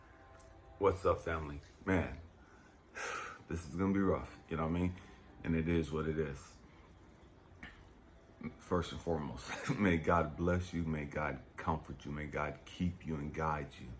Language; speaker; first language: English; native; English